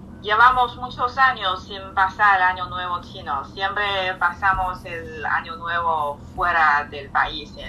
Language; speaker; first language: Spanish; non-native, fluent; Chinese